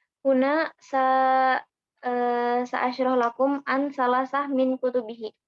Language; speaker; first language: Arabic; non-native, learner; Indonesian